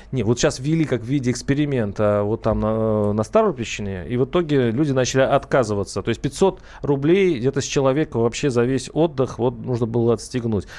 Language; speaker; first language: Russian; native; Russian